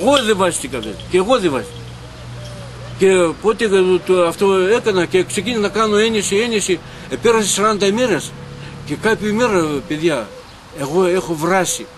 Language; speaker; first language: Greek; non-native, learner; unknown